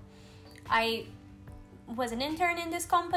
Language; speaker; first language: English; non-native, fluent; Portuguese